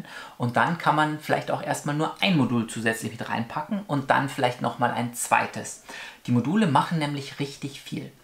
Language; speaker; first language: German; native; German